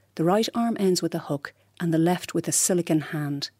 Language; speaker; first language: English; native; English